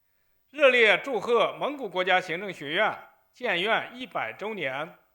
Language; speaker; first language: Chinese; native; Chinese